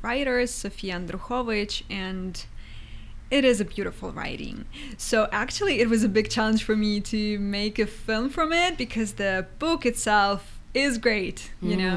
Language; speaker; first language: English; non-native, fluent; Ukrainian